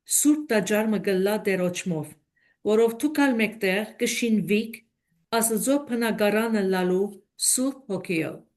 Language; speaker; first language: Armenian; native; Armenian